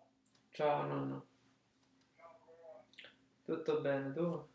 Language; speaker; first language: Italian; early bilingual, heritage; English